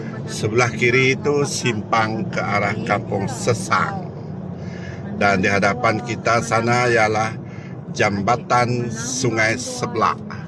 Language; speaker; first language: Malay; native; Malay